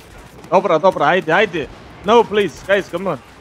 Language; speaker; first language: English; non-native, learner; Turkish